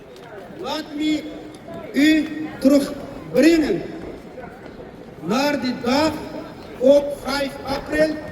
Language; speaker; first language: Dutch; non-native, local second language; Uyghur